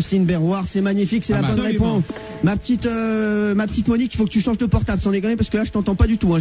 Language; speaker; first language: French; native; French